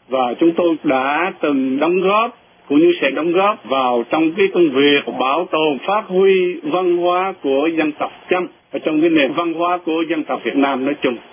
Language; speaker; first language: Vietnamese; non-native, local second language; Eastern Cham